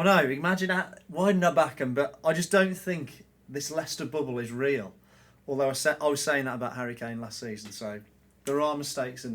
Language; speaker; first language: English; native; English